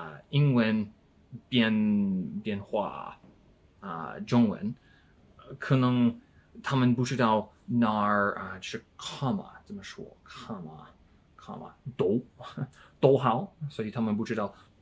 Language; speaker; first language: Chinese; non-native, learner; English